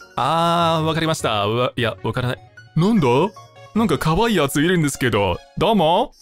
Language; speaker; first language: Japanese; non-native, fluent; English